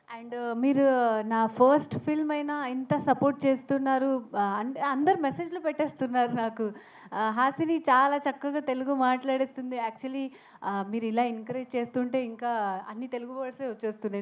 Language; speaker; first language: Telugu; non-native, learner; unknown